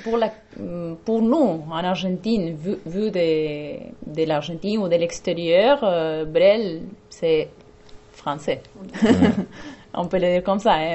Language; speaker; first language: French; non-native, fluent; Spanish